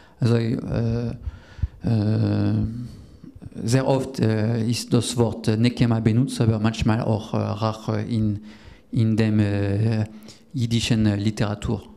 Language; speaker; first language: German; non-native, learner; French